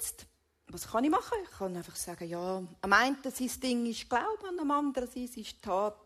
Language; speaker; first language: German; native; German